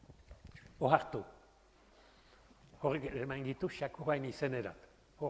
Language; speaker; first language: Basque; native; Basque